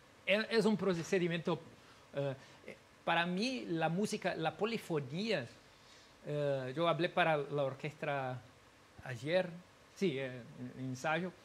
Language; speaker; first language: Spanish; non-native, learner; Portuguese